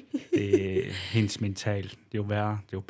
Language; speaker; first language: Danish; non-native, local second language; Kalaallisut